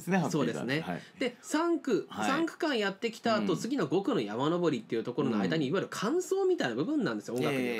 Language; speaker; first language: Japanese; native; Japanese